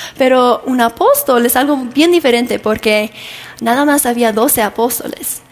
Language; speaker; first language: Spanish; non-native, fluent; English